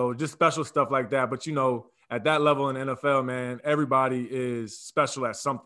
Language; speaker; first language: English; native; English